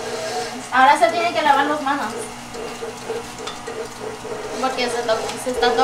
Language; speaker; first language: Spanish; early bilingual, heritage; Spanish